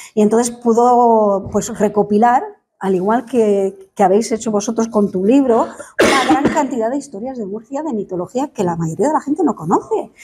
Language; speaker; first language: Spanish; non-native, fluent; English